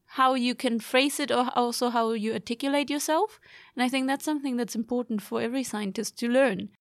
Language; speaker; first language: English; non-native, fluent; German